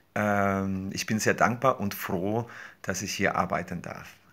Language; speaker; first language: German; non-native, fluent; Spanish